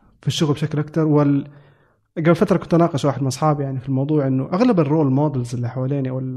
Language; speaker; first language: Arabic; native; Arabic